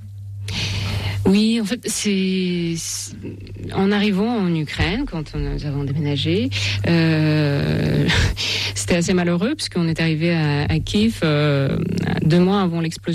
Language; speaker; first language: French; non-native, fluent; Russian